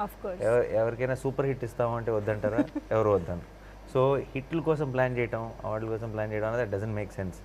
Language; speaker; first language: Telugu; native; Telugu